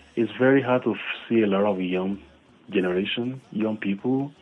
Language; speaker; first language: English; non-native, local second language; Yoruba